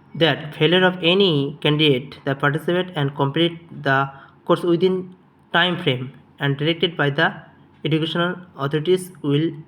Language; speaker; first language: English; non-native, local second language; Bangla